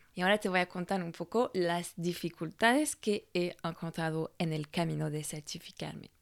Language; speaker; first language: Spanish; non-native, fluent; French